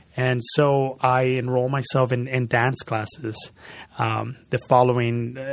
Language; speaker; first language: English; early bilingual, other home language; Spanish